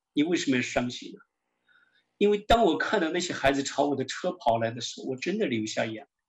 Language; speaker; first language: Chinese; native; Chinese